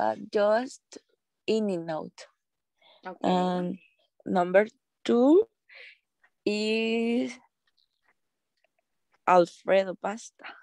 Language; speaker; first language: English; non-native, learner; Spanish